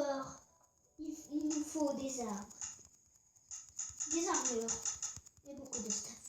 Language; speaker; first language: French; native; French